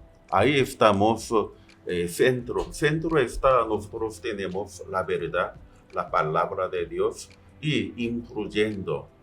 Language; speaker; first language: Spanish; non-native, learner; Korean